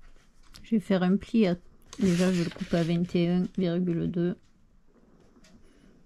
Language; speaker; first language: French; native; French